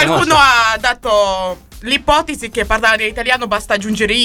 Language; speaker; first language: Italian; non-native, learner; German